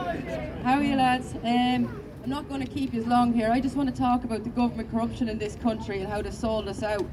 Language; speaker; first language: English; native; English